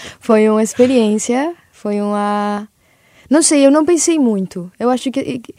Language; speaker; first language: Portuguese; early bilingual, other home language; Spanish